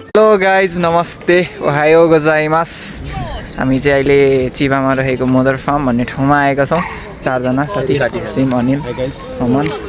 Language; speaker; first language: Nepali; non-native, local second language; Rana Tharu